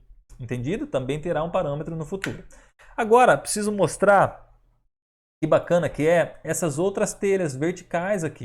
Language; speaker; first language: Portuguese; native; Portuguese